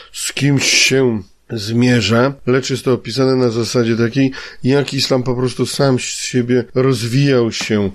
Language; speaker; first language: Polish; native; Polish